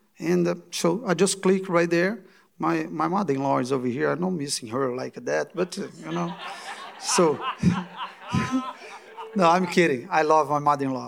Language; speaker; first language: English; non-native, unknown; Portuguese